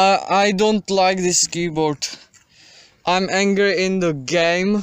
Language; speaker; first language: English; non-native, learner; Czech